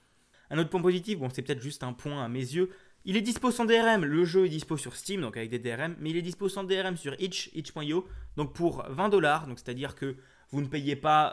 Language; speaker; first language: French; native; French